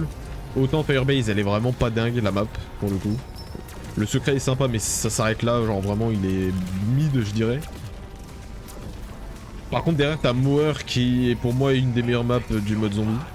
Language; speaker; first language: French; native; French